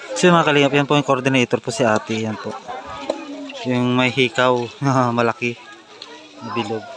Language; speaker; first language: Filipino; non-native, local second language; Iloko